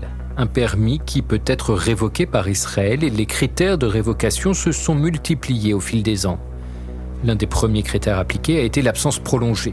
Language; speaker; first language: French; native; French